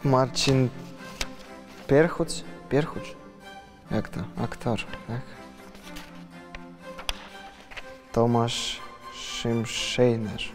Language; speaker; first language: Polish; non-native, learner; Russian